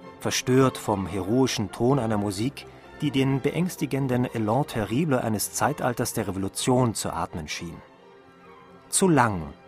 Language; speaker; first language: German; native; German